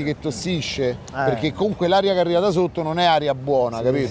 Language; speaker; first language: Italian; native; Italian